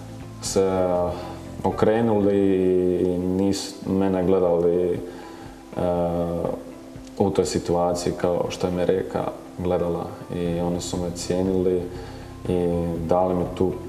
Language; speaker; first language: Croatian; early bilingual, heritage; Croatian